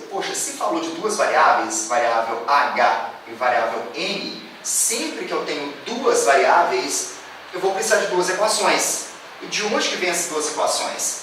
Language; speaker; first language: Portuguese; native; Portuguese